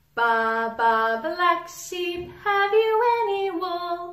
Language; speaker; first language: English; native; English